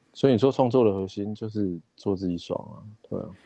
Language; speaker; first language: Chinese; non-native, local second language; Min Nan Chinese